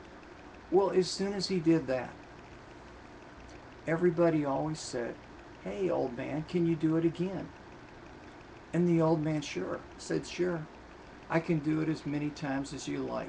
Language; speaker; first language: English; native; English